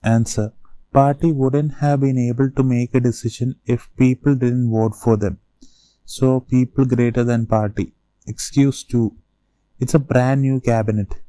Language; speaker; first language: English; non-native, local second language; Malayalam